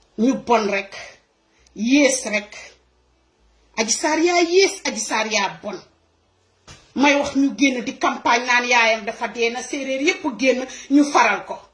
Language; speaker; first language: Wolof; non-native, local second language; Serer